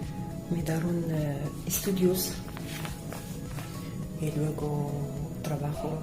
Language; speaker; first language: Spanish; non-native, learner; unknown